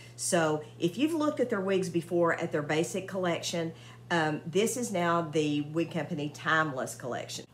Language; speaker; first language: English; native; English